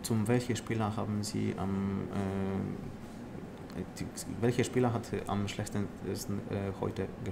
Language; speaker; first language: German; non-native, learner; Polish